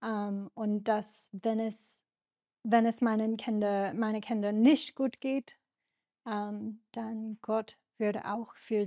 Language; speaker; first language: German; non-native, learner; English